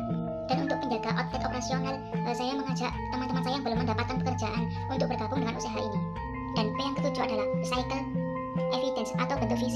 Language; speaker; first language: Indonesian; native; Indonesian